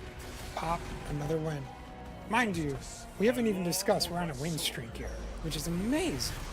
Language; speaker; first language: English; native; English